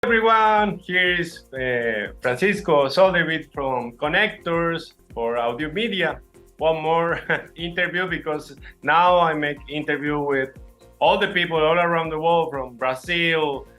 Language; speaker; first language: English; non-native, learner; Spanish